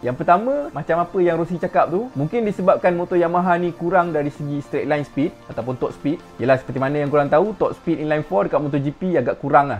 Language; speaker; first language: Malay; native; Malay